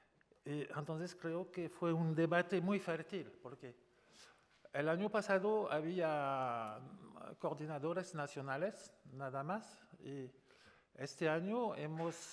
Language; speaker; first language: Spanish; non-native, fluent; French